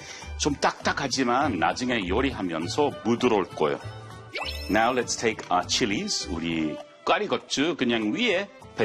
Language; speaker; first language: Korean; non-native, learner; English